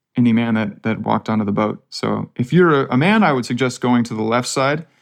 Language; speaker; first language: English; native; English